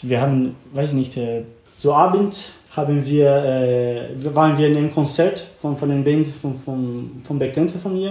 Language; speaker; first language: German; non-native, learner; Portuguese